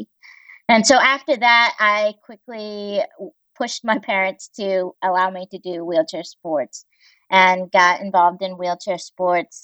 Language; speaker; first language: English; native; English